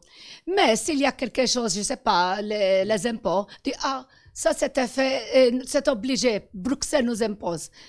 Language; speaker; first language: French; non-native, fluent; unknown